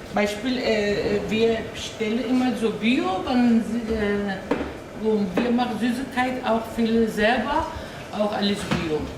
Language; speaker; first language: German; non-native, learner; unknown